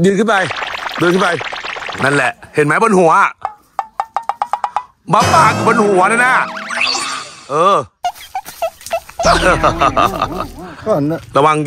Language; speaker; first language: Thai; native; Thai